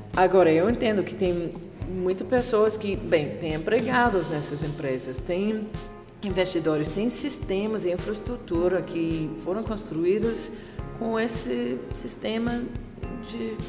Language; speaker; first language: Portuguese; non-native, fluent; English